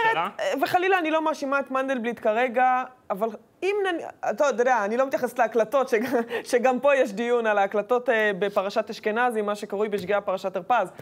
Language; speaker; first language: Hebrew; native; Hebrew